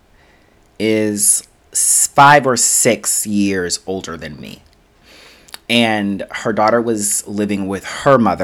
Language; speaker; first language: English; native; English